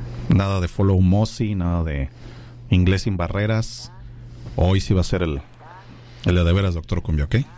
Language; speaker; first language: Spanish; native; Spanish